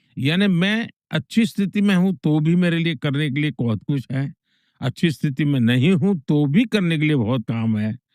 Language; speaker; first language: Hindi; non-native, local second language; Gujarati